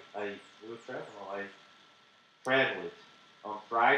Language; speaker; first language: English; non-native, learner; Portuguese